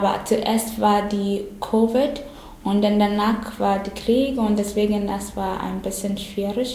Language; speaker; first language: German; non-native, learner; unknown